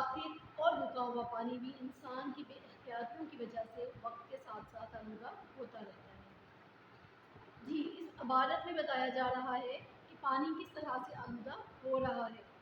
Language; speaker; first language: Urdu; native; Urdu